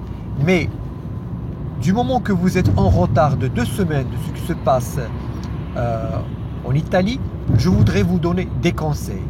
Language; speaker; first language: French; non-native, fluent; Arabic